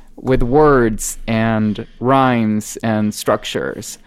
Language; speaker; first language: English; non-native, fluent; Spanish